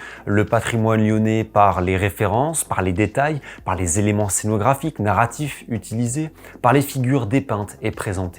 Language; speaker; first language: French; native; French